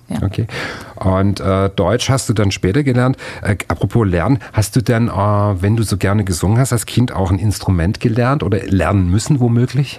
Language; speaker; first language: German; native; German